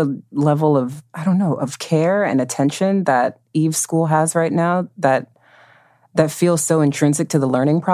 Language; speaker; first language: English; native; English